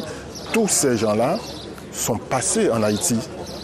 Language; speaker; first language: French; non-native, local second language; Haitian Creole